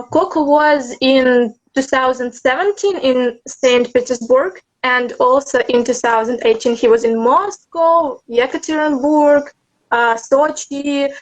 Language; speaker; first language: English; non-native, learner; Russian